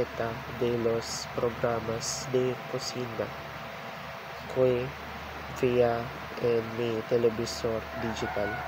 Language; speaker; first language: Spanish; non-native, learner; Filipino